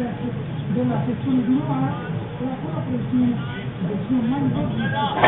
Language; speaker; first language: Italian; native; Italian